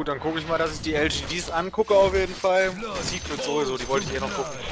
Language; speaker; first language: German; native; German